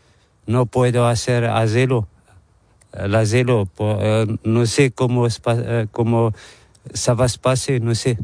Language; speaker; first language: Spanish; non-native, learner; Arabic